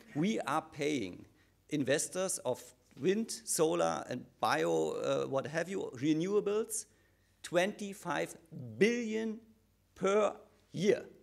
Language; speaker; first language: English; non-native, fluent; German